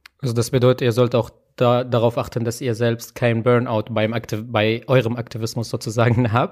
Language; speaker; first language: German; native; German